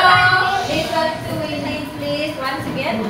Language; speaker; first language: English; non-native, learner; Indonesian